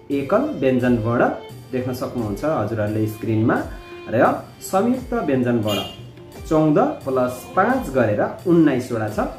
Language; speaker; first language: Nepali; native; Nepali